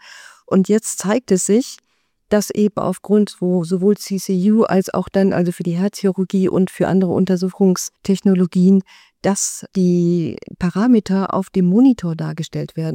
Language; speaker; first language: German; native; German